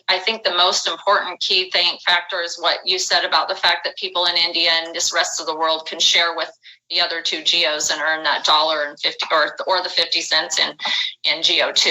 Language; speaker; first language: English; native; English